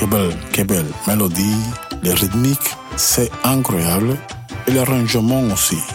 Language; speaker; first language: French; non-native, learner; Spanish